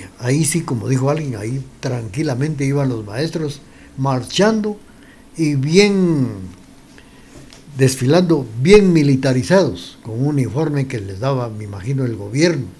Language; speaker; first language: Spanish; native; Spanish